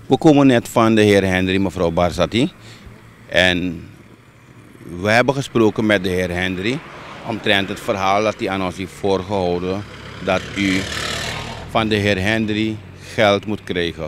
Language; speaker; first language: Dutch; native; Dutch